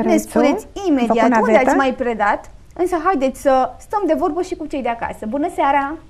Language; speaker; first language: Romanian; native; Romanian